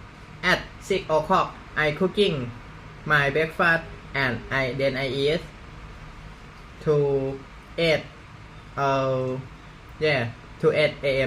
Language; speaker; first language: English; non-native, learner; Thai